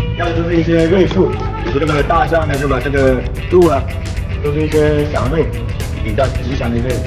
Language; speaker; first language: Chinese; native; Chinese